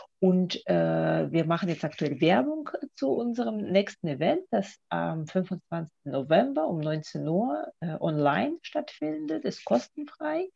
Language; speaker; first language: German; non-native, fluent; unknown